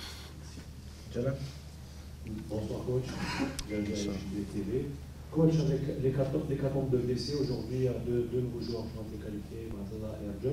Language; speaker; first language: French; native; French